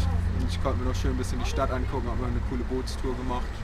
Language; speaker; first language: German; native; German